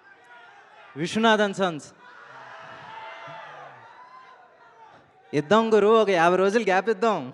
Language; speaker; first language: Telugu; native; Telugu